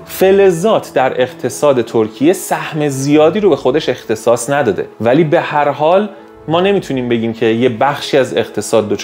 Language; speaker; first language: Persian; native; Persian